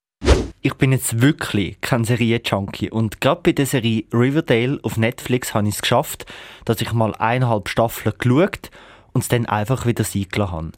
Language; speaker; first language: German; native; German